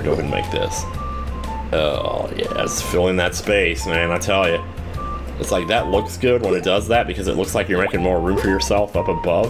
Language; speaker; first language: English; native; English